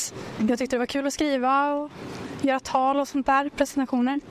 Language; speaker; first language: Swedish; native; Swedish